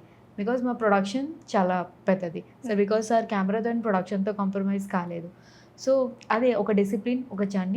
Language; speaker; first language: Telugu; non-native, fluent; Odia